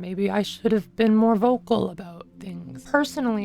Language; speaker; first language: English; native; English